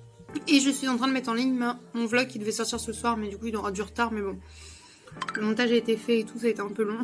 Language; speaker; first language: French; native; French